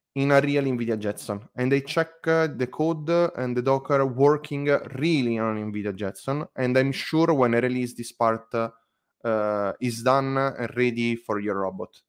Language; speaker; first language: English; non-native, learner; Italian